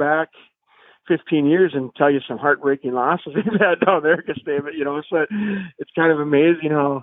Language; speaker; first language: English; native; English